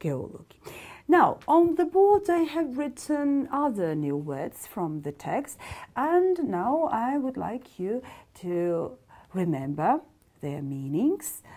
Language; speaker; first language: English; non-native, fluent; Georgian